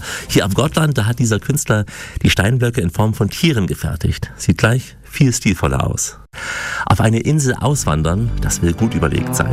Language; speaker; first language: German; native; German